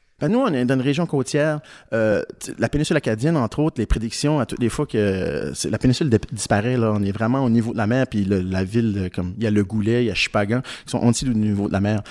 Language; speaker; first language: French; native; French